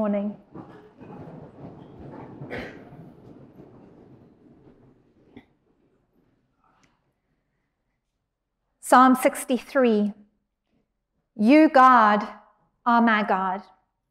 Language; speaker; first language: English; native; English